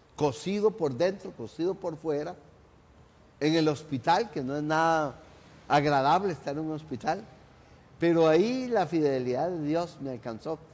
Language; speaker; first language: Spanish; native; Spanish